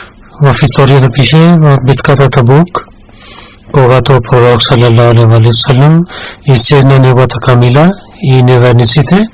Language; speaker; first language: Bulgarian; non-native, learner; Urdu